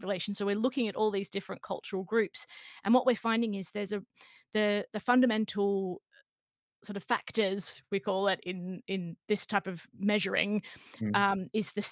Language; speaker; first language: English; native; English